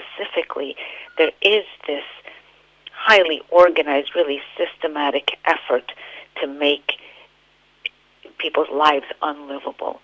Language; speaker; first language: English; native; English